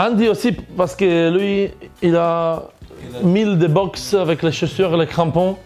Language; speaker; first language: French; non-native, fluent; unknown